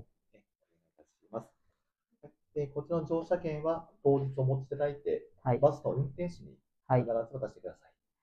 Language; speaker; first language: Japanese; native; Japanese